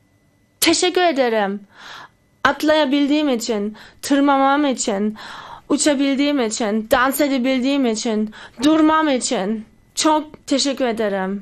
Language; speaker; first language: Turkish; early bilingual, heritage; Turkish